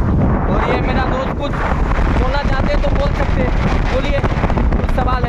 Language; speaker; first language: Hindi; non-native, local second language; Bangla